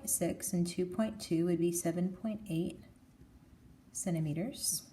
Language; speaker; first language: English; native; English